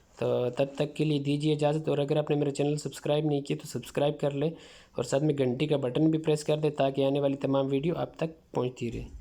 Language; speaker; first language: Urdu; non-native, local second language; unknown